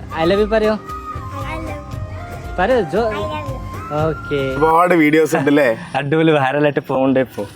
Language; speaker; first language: Malayalam; non-native, fluent; Bangla